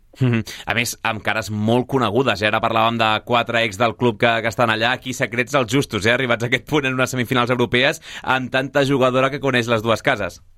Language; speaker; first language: Catalan; native; Catalan